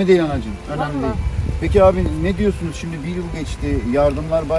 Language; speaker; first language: Turkish; native; Turkish